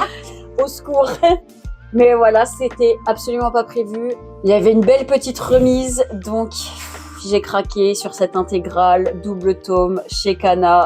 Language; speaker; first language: French; native; French